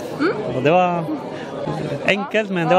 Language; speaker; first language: Swedish; non-native, fluent; Spanish